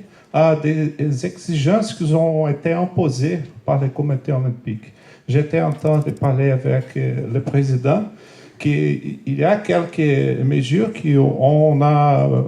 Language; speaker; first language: French; non-native, fluent; Portuguese